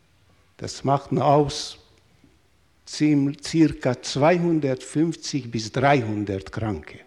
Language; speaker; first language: German; non-native, fluent; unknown